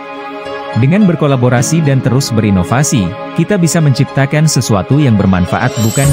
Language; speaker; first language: Indonesian; native; Indonesian